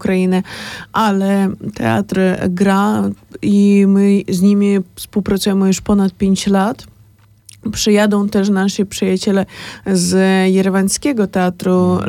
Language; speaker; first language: Polish; non-native, fluent; Ukrainian